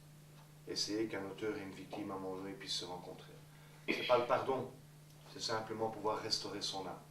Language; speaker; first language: French; native; French